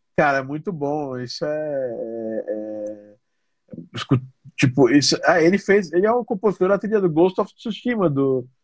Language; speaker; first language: Portuguese; native; Portuguese